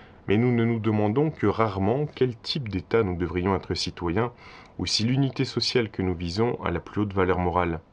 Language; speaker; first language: French; native; French